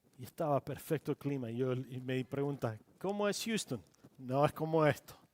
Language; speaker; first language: Spanish; non-native, local second language; English